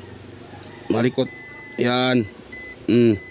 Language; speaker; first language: Filipino; native; Filipino